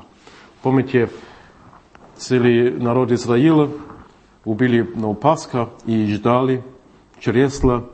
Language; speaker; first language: Russian; non-native, fluent; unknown